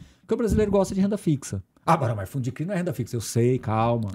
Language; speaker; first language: Portuguese; native; Portuguese